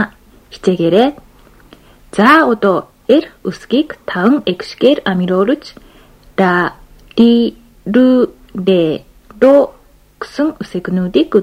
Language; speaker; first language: Mongolian; non-native, fluent; Japanese